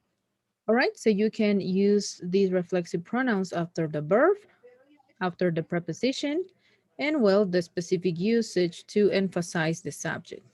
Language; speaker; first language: English; non-native, fluent; Spanish